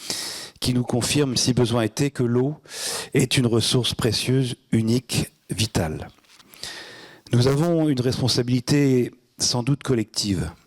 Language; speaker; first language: French; native; French